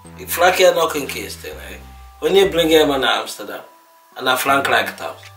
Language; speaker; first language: Dutch; non-native, learner; Akan